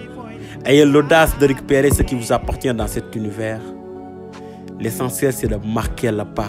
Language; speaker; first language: French; non-native, local second language; Wolof